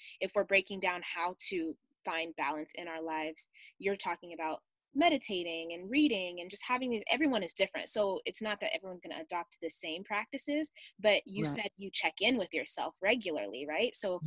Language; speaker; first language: English; native; English